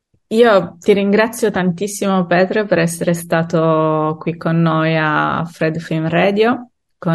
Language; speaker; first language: Italian; native; Italian